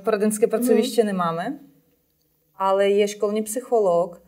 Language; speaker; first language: Czech; non-native, fluent; Ukrainian